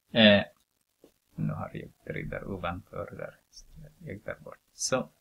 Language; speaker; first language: Swedish; non-native, fluent; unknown